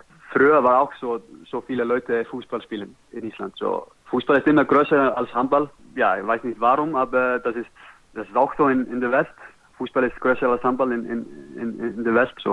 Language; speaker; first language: German; non-native, learner; Icelandic